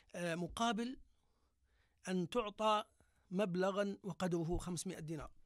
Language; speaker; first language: Arabic; native; Arabic